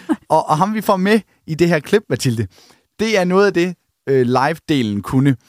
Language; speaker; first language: Danish; native; Danish